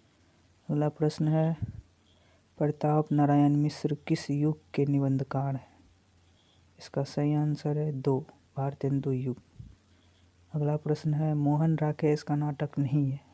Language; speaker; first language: Hindi; native; Hindi